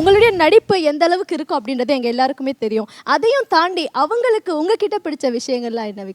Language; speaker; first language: Tamil; native; Tamil